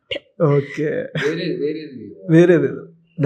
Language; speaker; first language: Telugu; native; Telugu